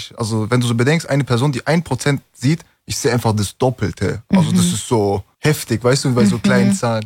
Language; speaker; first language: German; early bilingual, other home language; Turkish